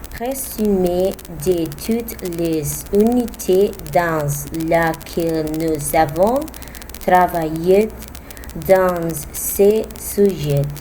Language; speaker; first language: French; non-native, learner; Spanish